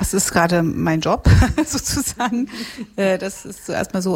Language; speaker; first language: German; native; German